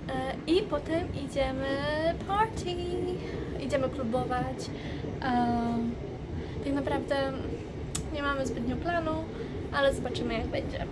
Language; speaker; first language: Polish; early bilingual, heritage; Polish